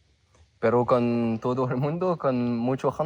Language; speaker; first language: Spanish; non-native, learner; French